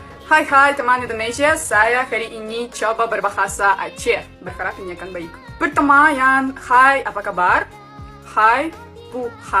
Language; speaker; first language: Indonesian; non-native, learner; Ukrainian